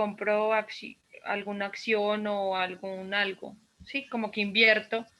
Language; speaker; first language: Spanish; native; Spanish